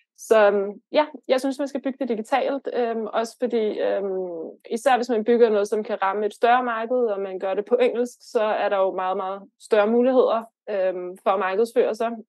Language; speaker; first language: Danish; early bilingual, other home language; Lithuanian